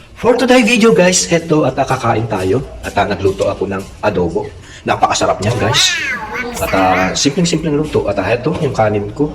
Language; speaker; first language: Filipino; non-native, local second language; Pampanga